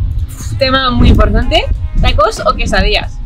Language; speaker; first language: Spanish; native; Spanish